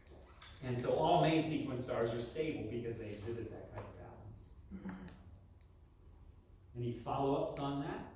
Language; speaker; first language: English; native; English